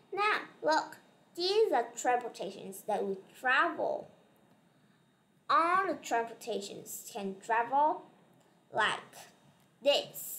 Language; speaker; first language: English; non-native, learner; Vietnamese